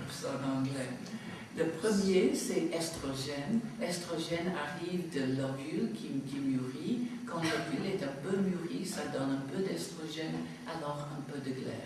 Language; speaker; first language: French; non-native, fluent; English